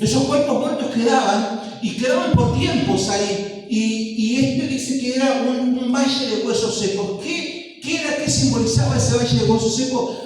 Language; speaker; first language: Spanish; native; Spanish